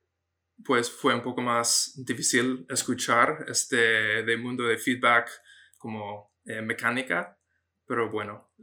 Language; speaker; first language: Spanish; non-native, fluent; English